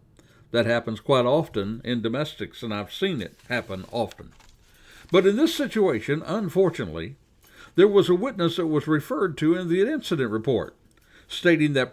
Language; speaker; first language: English; native; English